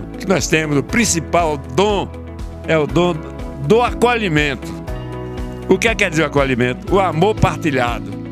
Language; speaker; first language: Portuguese; early bilingual, other home language; Italian